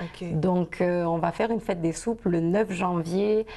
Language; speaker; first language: French; native; French